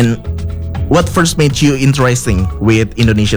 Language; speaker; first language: English; non-native, fluent; Indonesian